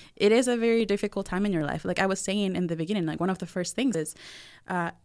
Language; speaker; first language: English; early bilingual, other home language; Spanish